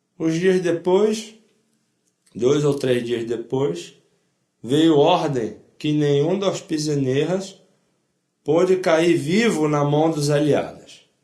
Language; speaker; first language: Portuguese; non-native, fluent; Polish